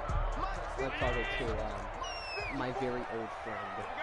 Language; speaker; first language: English; native; English